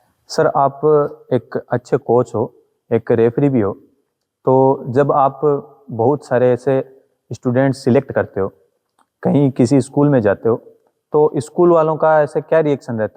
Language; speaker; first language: Hindi; native; Hindi